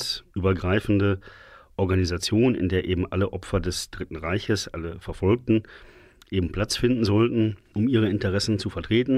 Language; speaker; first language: German; native; German